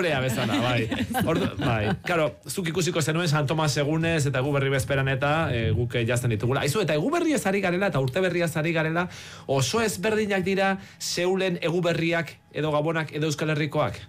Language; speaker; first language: Basque; native; Basque